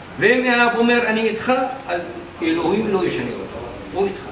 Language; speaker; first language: Hebrew; non-native, local second language; Arabic